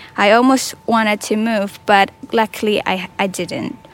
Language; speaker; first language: English; non-native, fluent; Indonesian